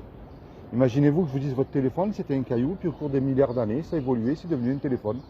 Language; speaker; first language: French; native; French